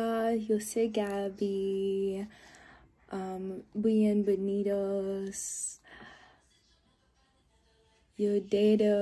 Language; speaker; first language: Spanish; non-native, learner; English